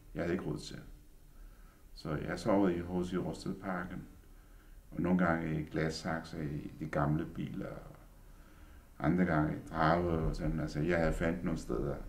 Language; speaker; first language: Danish; non-native, fluent; Urdu